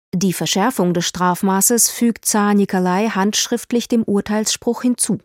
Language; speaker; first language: German; native; German